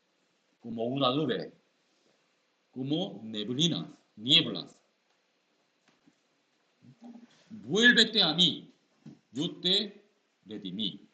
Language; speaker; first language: Spanish; non-native, learner; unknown